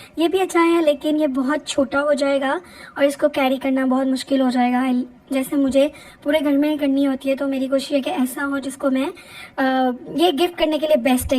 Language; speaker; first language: Urdu; native; Urdu